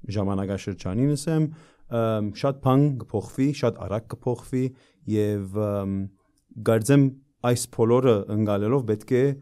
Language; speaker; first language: Armenian; early bilingual, heritage; Armenian